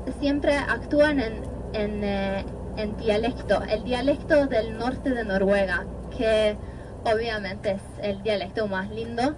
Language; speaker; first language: Spanish; non-native, fluent; Norwegian